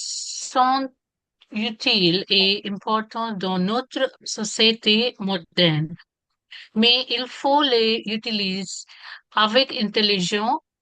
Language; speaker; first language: French; non-native, learner; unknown